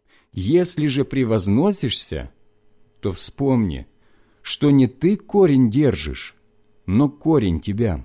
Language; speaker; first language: Russian; native; Russian